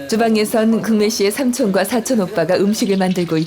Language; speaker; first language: Korean; native; Korean